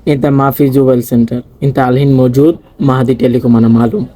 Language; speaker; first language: Arabic; non-native, learner; Bangla